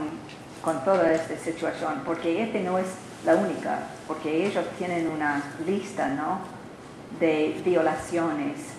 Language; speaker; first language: Spanish; non-native, learner; English